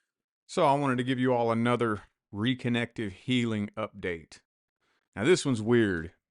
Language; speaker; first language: English; native; English